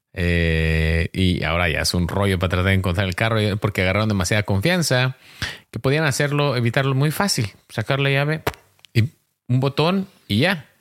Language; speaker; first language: Spanish; early bilingual, heritage; Spanish